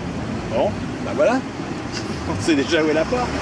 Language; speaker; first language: French; native; French